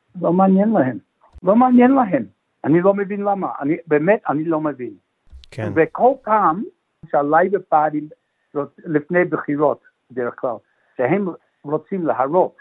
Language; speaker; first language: Hebrew; non-native, fluent; English